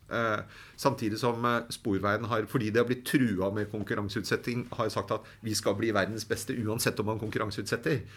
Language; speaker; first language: Norwegian; native; Norwegian